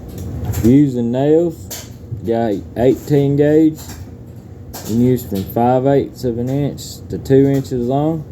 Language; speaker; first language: English; native; English